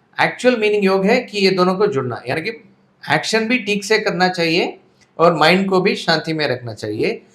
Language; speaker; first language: Hindi; non-native, local second language; Tamil